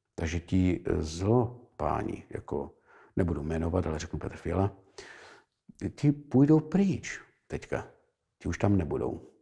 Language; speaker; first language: Czech; native; Czech